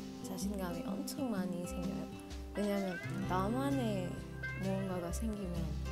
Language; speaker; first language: Korean; non-native, fluent; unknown